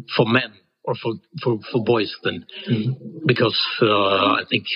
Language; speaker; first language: English; non-native, fluent; Norwegian